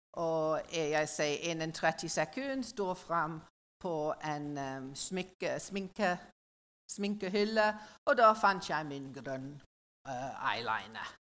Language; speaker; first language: Norwegian; non-native, learner; English